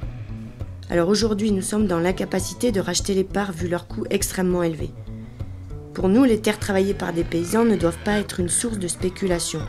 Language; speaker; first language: French; native; French